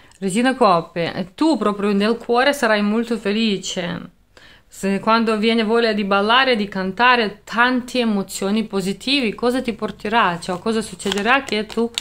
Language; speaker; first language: Italian; non-native, fluent; Russian